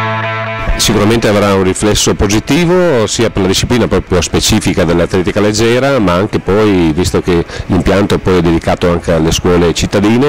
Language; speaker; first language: Italian; native; Italian